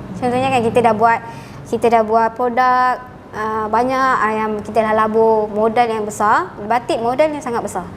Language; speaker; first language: Malay; native; Malay